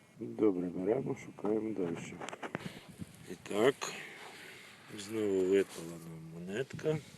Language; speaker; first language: Ukrainian; native; Ukrainian